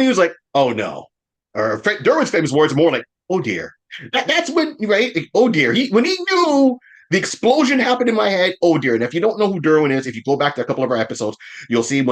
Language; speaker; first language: English; native; English